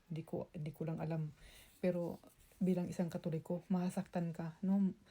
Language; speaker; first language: Filipino; non-native, local second language; Cebuano